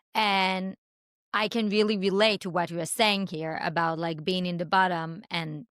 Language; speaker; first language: English; non-native, fluent; Hebrew